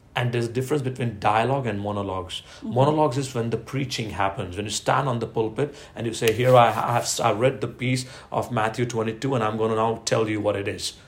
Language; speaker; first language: English; non-native, local second language; Gujarati